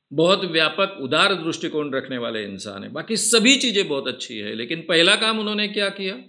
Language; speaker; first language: Hindi; non-native, local second language; Marathi